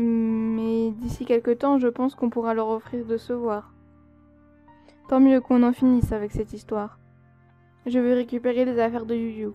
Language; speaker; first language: French; native; French